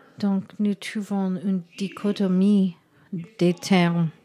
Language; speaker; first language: French; non-native, learner; English